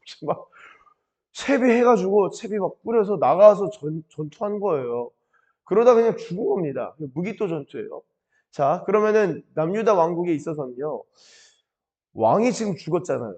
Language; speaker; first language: Korean; native; Korean